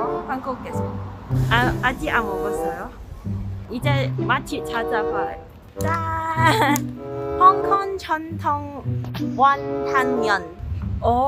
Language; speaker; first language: Korean; non-native, learner; Cantonese